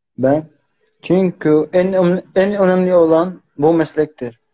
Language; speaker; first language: Turkish; non-native, learner; Arabic